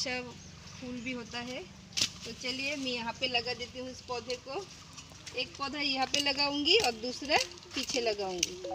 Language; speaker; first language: Hindi; non-native, local second language; Bangla